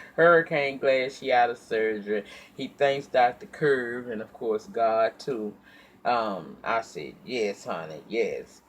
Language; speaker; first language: English; native; English